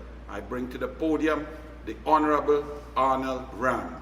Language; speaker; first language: English; native; English